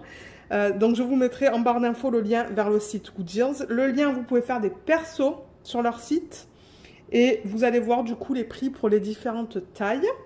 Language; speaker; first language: French; native; French